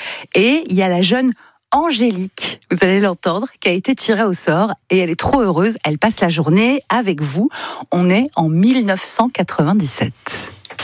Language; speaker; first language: French; native; French